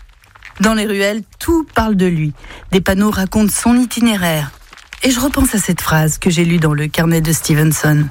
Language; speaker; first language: French; native; French